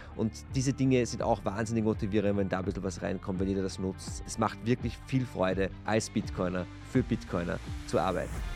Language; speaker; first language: German; native; German